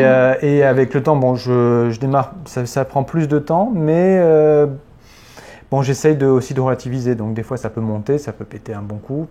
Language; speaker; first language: French; native; French